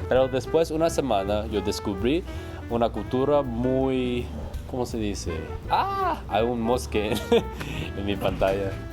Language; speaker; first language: Spanish; non-native, learner; English